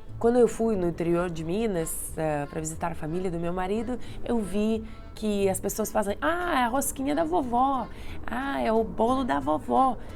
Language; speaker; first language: Portuguese; non-native, fluent; Russian